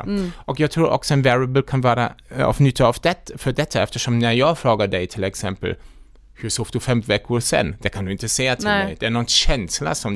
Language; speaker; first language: Swedish; non-native, fluent; German